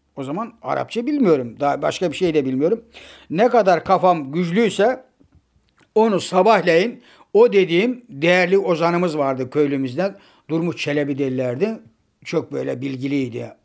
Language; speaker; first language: Turkish; native; Turkish